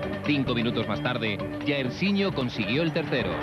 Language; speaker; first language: Spanish; native; Spanish